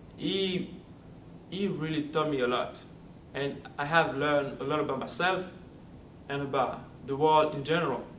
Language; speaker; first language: English; non-native, fluent; French